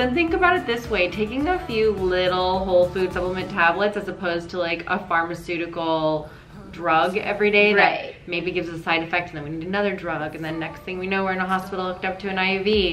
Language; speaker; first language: English; native; English